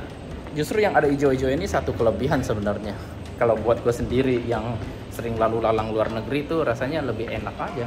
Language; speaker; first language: Indonesian; native; Indonesian